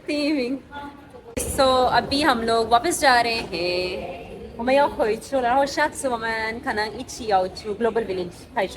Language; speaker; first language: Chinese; non-native, fluent; Urdu